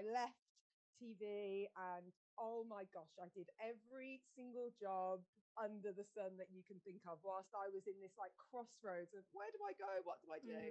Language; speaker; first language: English; native; English